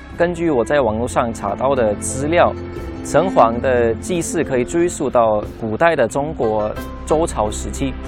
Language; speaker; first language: Chinese; non-native, fluent; German